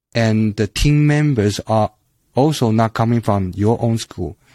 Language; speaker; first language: English; non-native, fluent; Chinese